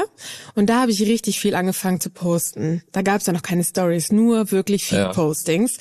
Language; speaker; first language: German; native; German